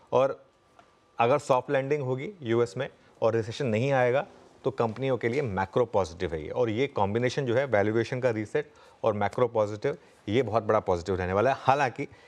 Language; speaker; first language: Hindi; native; Hindi